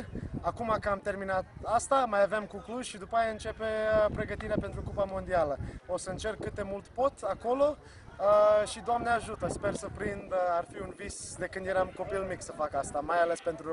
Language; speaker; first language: Romanian; early bilingual, heritage; Romanian